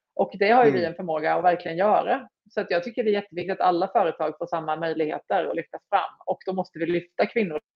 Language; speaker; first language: Swedish; native; Swedish